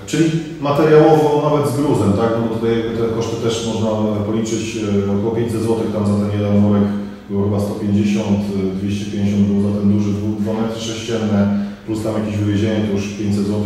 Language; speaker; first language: Polish; native; Polish